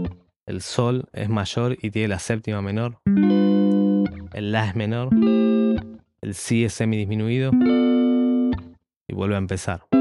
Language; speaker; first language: Spanish; native; Spanish